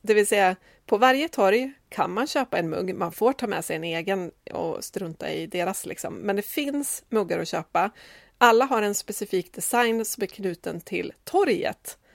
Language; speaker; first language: Swedish; native; Swedish